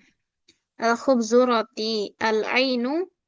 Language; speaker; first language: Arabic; non-native, fluent; Indonesian